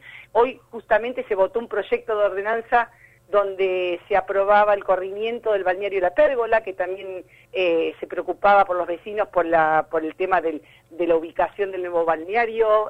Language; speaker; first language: Spanish; native; Spanish